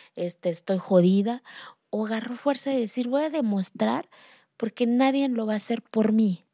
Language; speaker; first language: Spanish; non-native, local second language; Zapotec